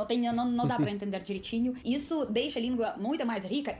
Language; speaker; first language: Portuguese; non-native, fluent; Russian